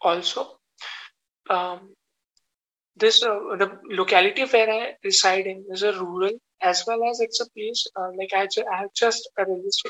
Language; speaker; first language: English; non-native, local second language; Hindi